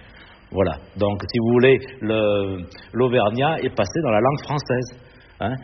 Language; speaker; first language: French; native; French